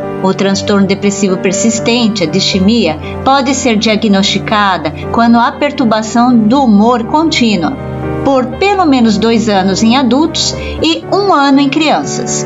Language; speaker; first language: Portuguese; native; Portuguese